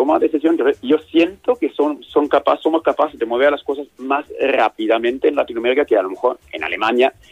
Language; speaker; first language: Spanish; non-native, fluent; German